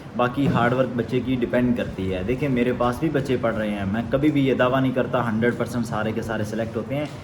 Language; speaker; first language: Urdu; non-native, local second language; Punjabi